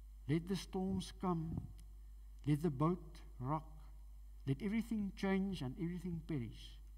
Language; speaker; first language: English; non-native, local second language; Afrikaans